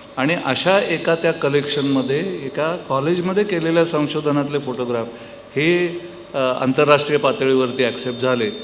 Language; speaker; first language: Marathi; native; Marathi